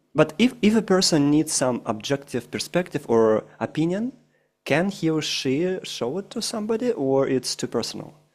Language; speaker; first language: English; non-native, fluent; Russian